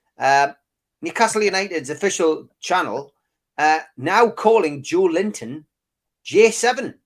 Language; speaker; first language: English; native; English